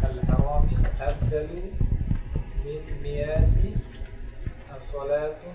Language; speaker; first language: Arabic; non-native, learner; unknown